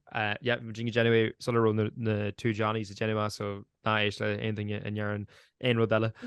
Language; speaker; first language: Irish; native; Irish